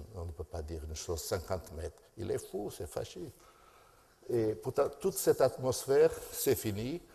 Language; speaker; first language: French; non-native, fluent; Portuguese